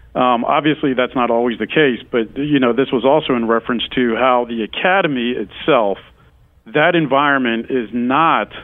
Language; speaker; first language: English; native; English